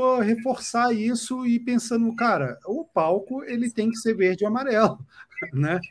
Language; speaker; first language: Portuguese; native; Portuguese